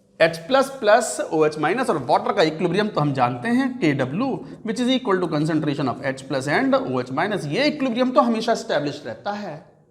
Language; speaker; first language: Hindi; native; Hindi